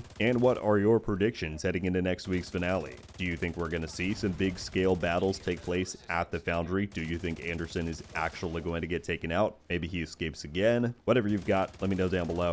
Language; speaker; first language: English; native; English